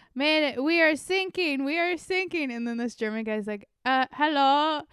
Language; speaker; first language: English; native; English